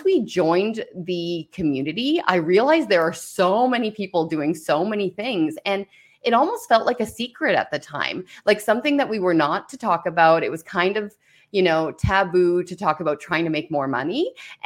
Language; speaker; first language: English; native; English